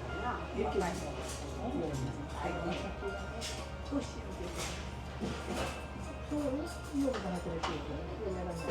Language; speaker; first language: Japanese; native; Japanese